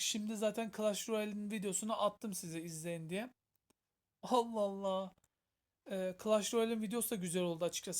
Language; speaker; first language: Turkish; native; Turkish